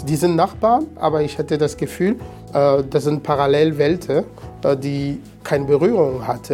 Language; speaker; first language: German; non-native, fluent; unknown